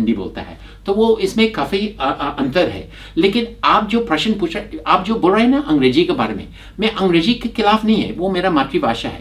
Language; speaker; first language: Hindi; non-native, fluent; English